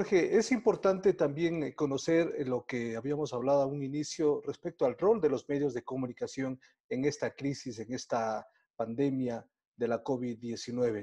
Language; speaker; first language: Spanish; native; Spanish